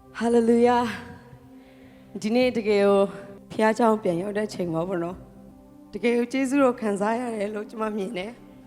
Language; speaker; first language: Burmese; non-native, local second language; Hakha Chin